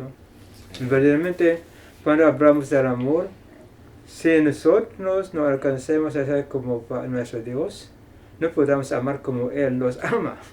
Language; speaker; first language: Spanish; non-native, fluent; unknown